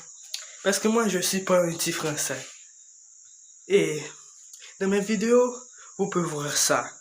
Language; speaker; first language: French; non-native, learner; English